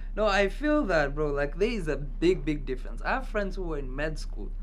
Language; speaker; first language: English; non-native, local second language; Kikuyu